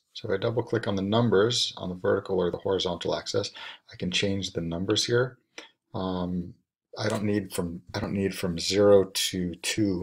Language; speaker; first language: English; native; English